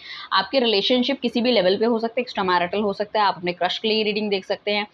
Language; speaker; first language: Hindi; native; Hindi